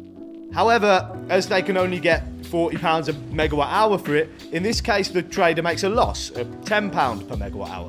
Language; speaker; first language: English; native; English